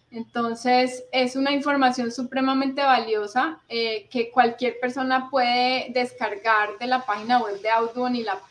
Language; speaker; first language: Spanish; native; Spanish